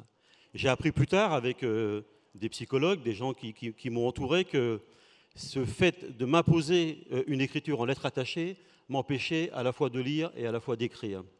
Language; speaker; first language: French; native; French